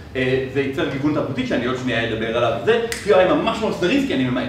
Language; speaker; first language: Hebrew; native; Hebrew